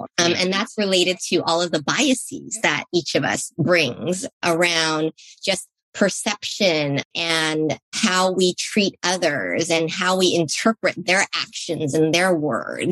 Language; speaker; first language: English; native; English